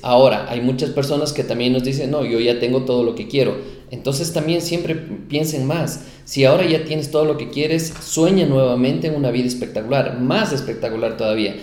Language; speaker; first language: Spanish; native; Spanish